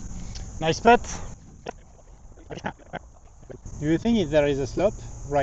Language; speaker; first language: English; non-native, learner; French